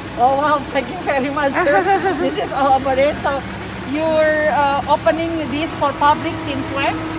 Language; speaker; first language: English; non-native, learner; Indonesian